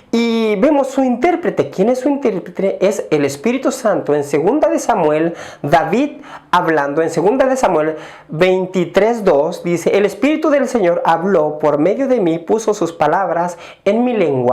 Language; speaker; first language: Spanish; native; Spanish